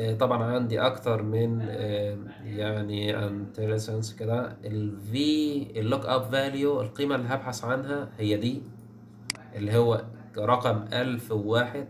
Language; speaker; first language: Arabic; native; Arabic